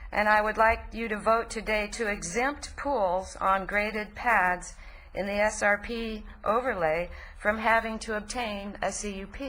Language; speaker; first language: English; native; English